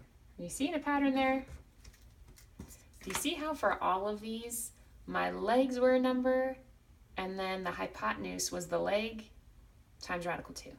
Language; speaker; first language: English; native; English